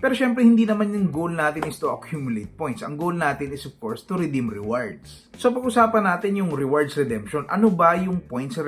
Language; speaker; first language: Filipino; native; Filipino